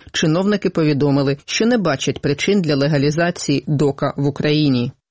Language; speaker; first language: Ukrainian; native; Ukrainian